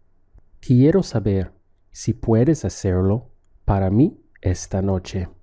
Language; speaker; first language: Spanish; non-native, fluent; English